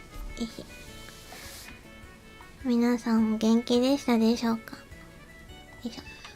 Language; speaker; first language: Japanese; native; Japanese